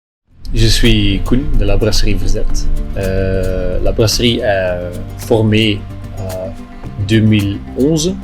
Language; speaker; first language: French; non-native, local second language; Dutch